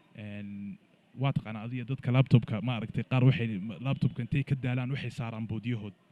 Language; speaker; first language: Somali; early bilingual, heritage; Somali